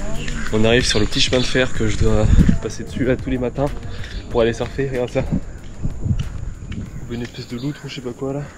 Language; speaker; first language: French; native; French